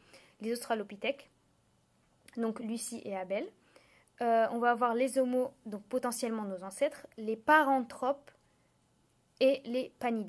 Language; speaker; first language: French; native; French